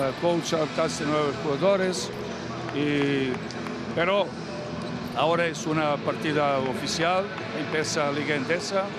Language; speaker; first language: Spanish; non-native, learner; Serbian